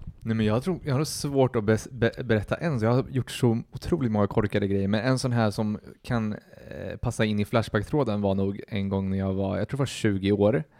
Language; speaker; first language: Swedish; native; Swedish